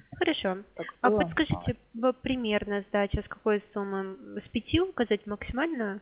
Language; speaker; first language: Russian; native; Russian